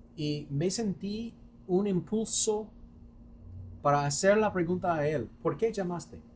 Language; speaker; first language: Spanish; non-native, fluent; English